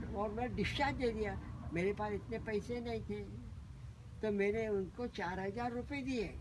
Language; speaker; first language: Hindi; non-native, local second language; Marathi